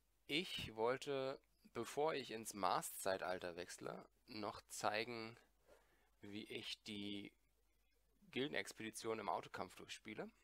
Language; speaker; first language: German; native; German